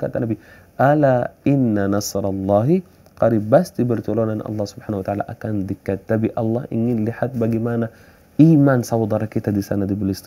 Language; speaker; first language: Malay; non-native, fluent; Arabic